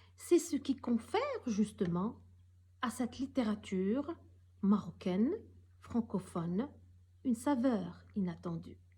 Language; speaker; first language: French; non-native, local second language; Arabic